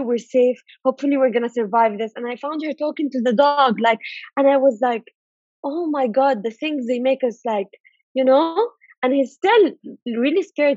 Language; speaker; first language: English; non-native, fluent; Arabic